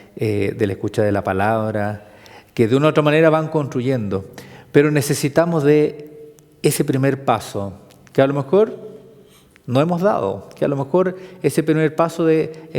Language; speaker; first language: Spanish; native; Spanish